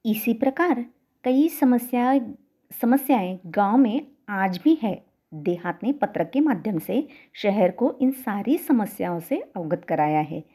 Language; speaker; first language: Hindi; non-native, local second language; Marathi